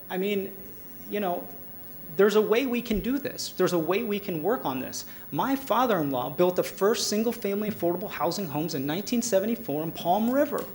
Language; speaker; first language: English; native; English